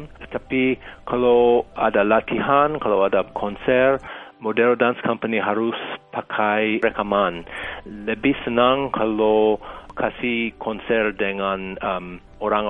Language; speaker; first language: Indonesian; non-native, fluent; English